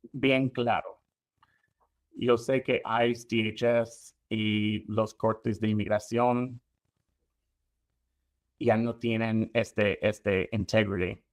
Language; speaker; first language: Spanish; non-native, fluent; English